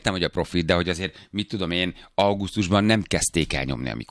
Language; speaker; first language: Hungarian; native; Hungarian